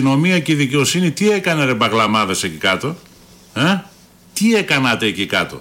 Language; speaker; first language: Greek; native; Greek